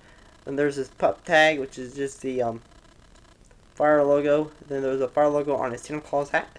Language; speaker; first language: English; native; English